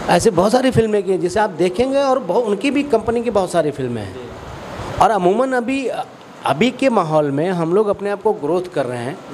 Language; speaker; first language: Hindi; non-native, local second language; Bhojpuri